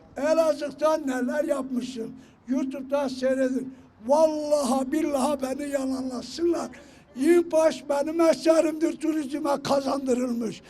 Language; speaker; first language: Turkish; native; Turkish